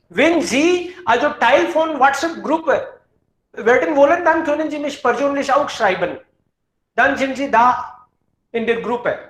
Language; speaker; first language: German; non-native, fluent; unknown